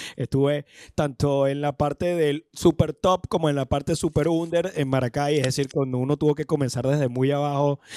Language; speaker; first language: Spanish; native; Spanish